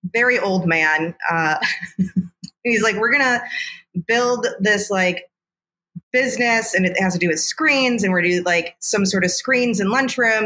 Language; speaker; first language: English; native; English